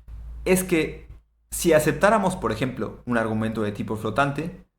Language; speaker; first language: Spanish; native; Spanish